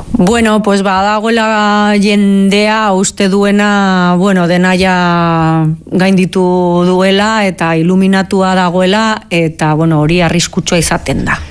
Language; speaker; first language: Basque; non-native, local second language; Spanish